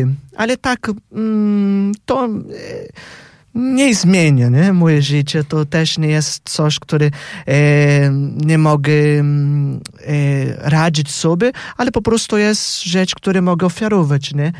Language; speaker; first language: Polish; non-native, fluent; Portuguese